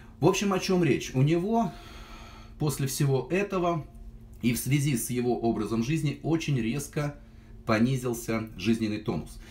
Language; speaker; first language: Russian; native; Russian